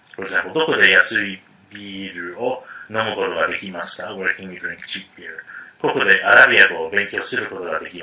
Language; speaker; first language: Japanese; non-native, fluent; English